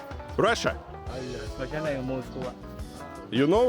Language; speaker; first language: English; non-native, learner; Russian